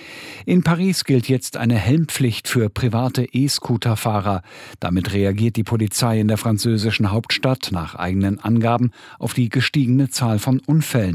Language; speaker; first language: German; native; German